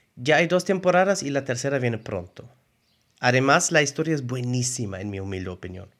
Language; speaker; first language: Spanish; non-native, fluent; German